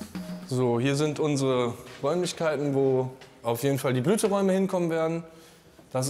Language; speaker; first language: German; native; German